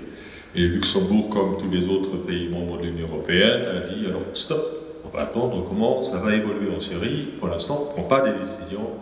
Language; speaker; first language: French; native; French